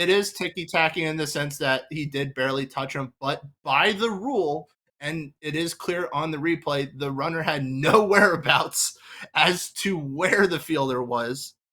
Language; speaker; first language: English; native; English